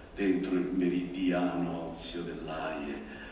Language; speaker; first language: Italian; non-native, local second language; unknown